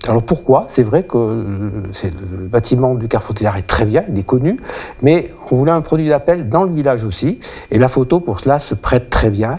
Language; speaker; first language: French; native; French